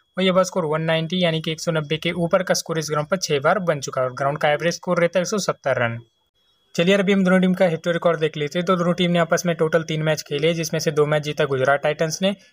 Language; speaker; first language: Hindi; native; Hindi